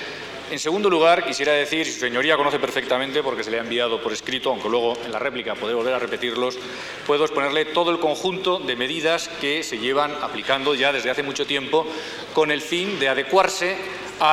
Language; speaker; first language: Spanish; native; Spanish